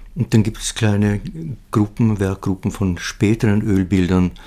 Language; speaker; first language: German; native; German